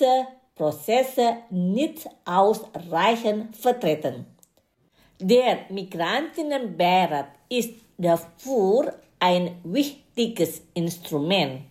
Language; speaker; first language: German; non-native, fluent; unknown